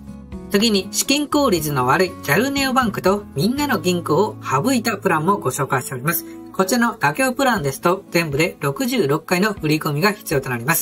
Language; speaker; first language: Japanese; native; Japanese